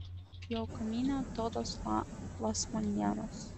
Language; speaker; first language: Spanish; non-native, learner; Russian